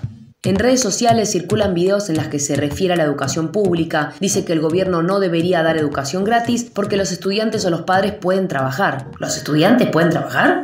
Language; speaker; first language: Spanish; native; Spanish